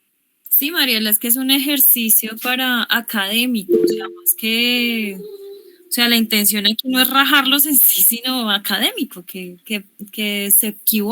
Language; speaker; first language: Spanish; native; Spanish